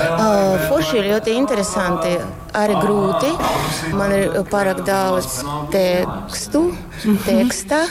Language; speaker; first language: Latvian; non-native, learner; Russian